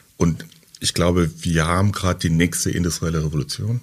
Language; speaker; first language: German; early bilingual, other home language; French